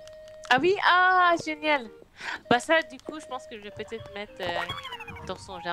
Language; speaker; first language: French; non-native, fluent; English